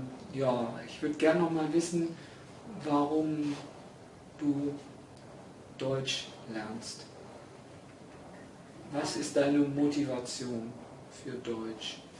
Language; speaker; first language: German; non-native, fluent; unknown